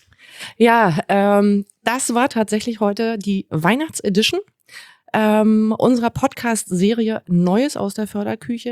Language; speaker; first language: German; native; German